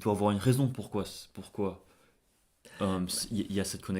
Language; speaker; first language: French; non-native, fluent; English